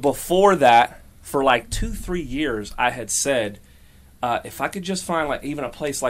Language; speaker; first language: English; native; English